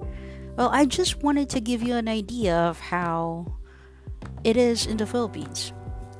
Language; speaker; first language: English; non-native, local second language; Filipino